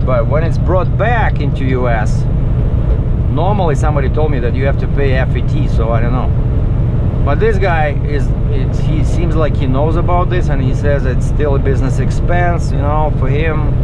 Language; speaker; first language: English; non-native, fluent; Russian